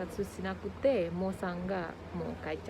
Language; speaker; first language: Japanese; non-native, learner; Indonesian